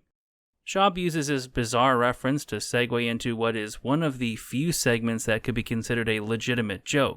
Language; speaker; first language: English; native; English